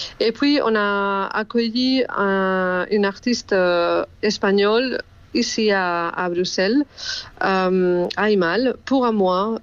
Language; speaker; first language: French; non-native, fluent; Spanish